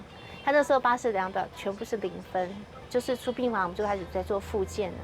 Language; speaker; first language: Chinese; native; Chinese